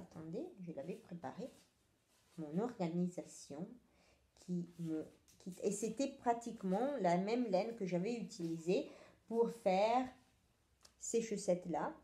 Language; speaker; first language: French; non-native, fluent; Italian